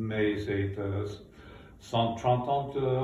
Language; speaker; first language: French; non-native, fluent; English